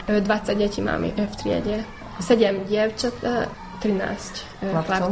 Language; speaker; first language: Slovak; non-native, local second language; Hungarian